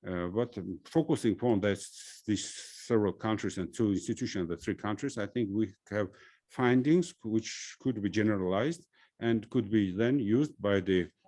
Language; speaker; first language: English; non-native, fluent; Georgian